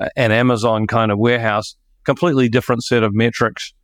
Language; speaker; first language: English; native; English